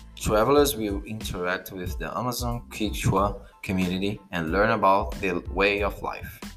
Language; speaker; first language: English; non-native, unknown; Portuguese